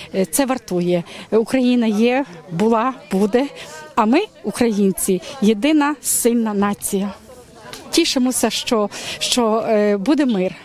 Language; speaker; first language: Ukrainian; native; Ukrainian